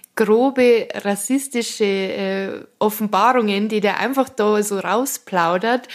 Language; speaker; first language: German; native; German